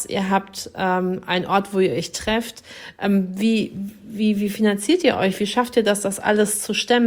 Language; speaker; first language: German; native; German